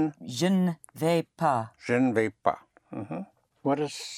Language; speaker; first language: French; non-native, fluent; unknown